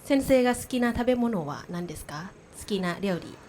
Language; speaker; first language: Japanese; non-native, learner; Thai